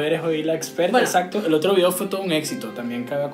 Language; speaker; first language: Spanish; native; Spanish